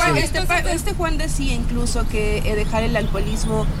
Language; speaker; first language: Spanish; non-native, fluent; Russian